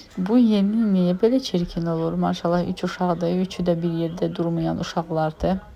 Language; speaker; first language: Azerbaijani; non-native, fluent; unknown